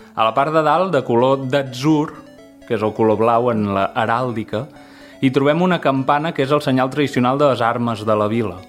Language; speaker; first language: Catalan; native; Catalan